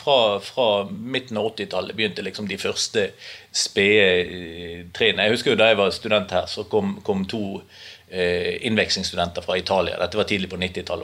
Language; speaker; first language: Norwegian; native; Norwegian